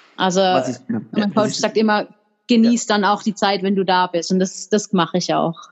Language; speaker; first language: German; native; German